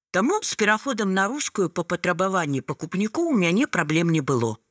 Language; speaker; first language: Belarusian; non-native, local second language; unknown